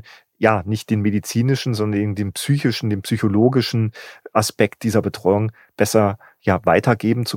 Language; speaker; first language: German; native; German